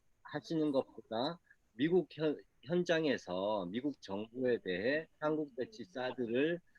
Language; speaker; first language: Korean; native; Korean